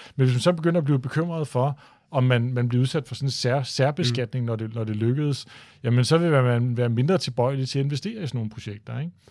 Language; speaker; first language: Danish; native; Danish